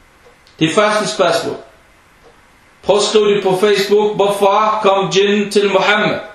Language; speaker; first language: Danish; non-native, fluent; Arabic